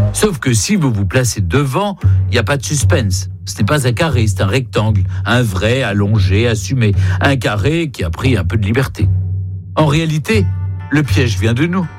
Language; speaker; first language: French; native; French